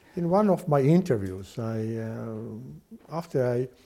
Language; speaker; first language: English; non-native, fluent; Estonian